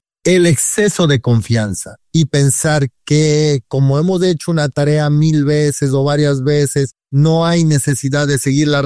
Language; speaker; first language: Spanish; native; Spanish